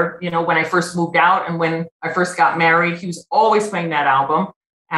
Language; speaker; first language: English; native; English